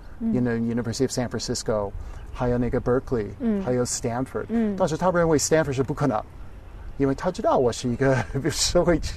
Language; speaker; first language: Chinese; non-native, fluent; English